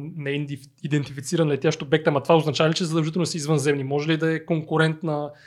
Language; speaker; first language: Bulgarian; native; Bulgarian